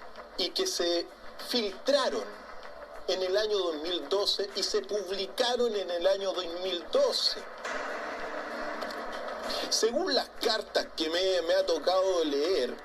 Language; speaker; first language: Spanish; native; Spanish